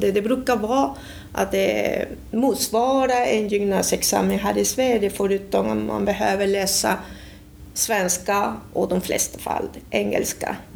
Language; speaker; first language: Swedish; non-native, fluent; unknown